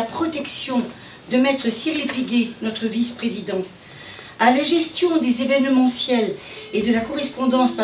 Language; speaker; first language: French; native; French